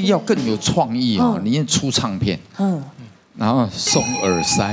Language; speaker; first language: Chinese; native; Chinese